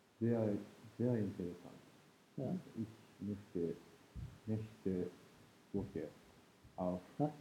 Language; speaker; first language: German; non-native, learner; Japanese